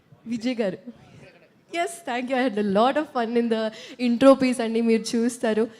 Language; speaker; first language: Telugu; non-native, local second language; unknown